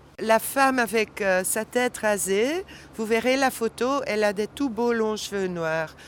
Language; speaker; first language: French; non-native, local second language; Dutch